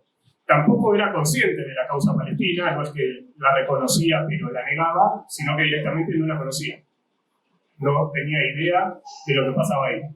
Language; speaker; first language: Spanish; native; Spanish